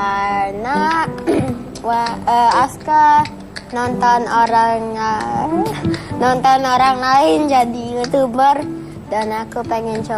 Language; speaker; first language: Indonesian; non-native, learner; English